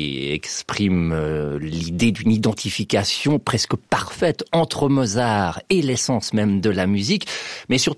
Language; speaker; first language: French; native; French